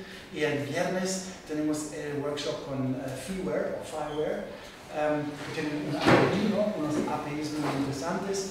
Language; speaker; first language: Spanish; non-native, fluent; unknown